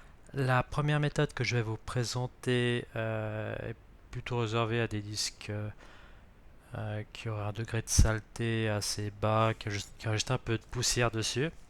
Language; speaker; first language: French; native; French